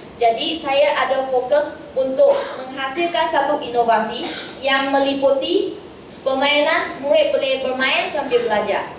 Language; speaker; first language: Malay; non-native, local second language; Chinese